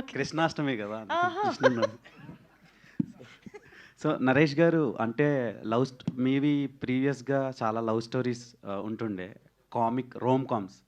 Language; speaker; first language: Telugu; native; Telugu